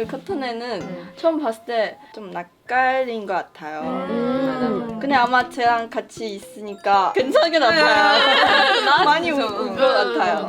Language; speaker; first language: Korean; non-native, learner; Chinese